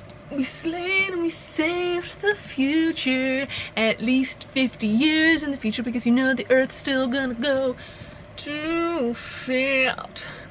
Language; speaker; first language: English; native; English